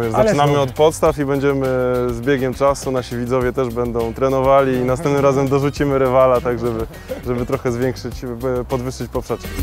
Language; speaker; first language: Polish; native; Polish